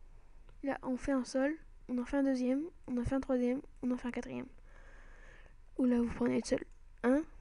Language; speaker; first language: French; native; French